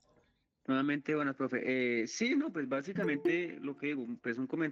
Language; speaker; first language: Spanish; native; Spanish